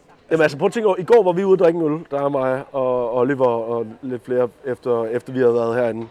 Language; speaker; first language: Danish; native; Danish